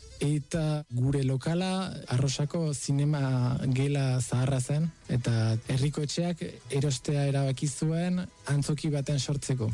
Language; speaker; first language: Basque; non-native, fluent; Spanish